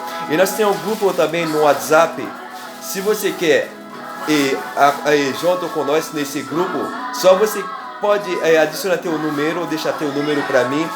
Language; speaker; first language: Portuguese; non-native, learner; Haitian Creole